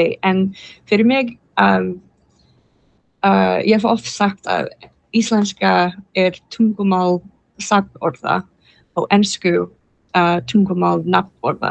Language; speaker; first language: Icelandic; non-native, learner; English